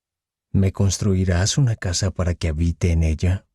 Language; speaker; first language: Spanish; native; Spanish